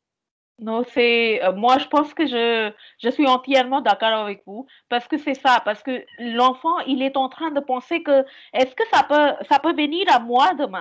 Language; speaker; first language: French; non-native, fluent; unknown